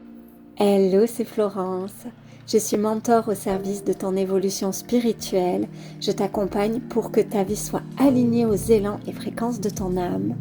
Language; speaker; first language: French; native; French